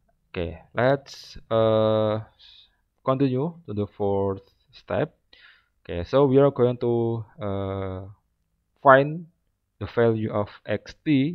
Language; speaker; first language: English; non-native, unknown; Indonesian